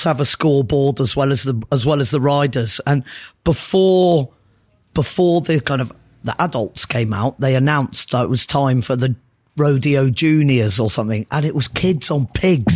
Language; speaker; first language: English; native; English